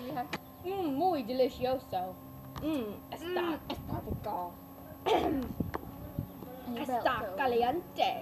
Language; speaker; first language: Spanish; non-native, learner; English